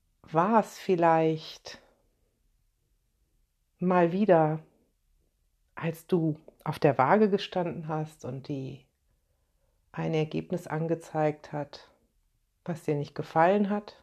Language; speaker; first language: German; native; German